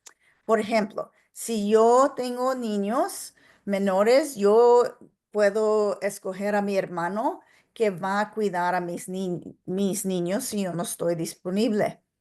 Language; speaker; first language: Spanish; non-native, local second language; English